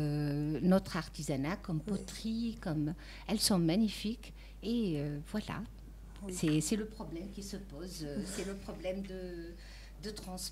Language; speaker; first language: French; non-native, local second language; Arabic